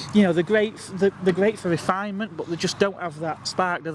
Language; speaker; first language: English; native; English